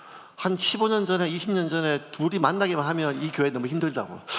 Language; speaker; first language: Korean; native; Korean